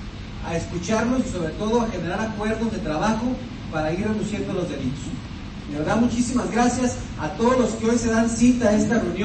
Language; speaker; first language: Spanish; native; Spanish